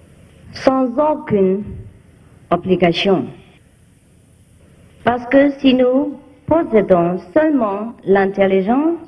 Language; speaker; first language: French; non-native, fluent; Vietnamese